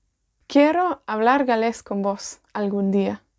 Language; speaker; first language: Spanish; non-native, fluent; Welsh